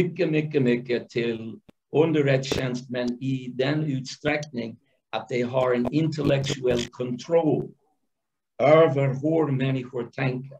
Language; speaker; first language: Swedish; non-native, fluent; English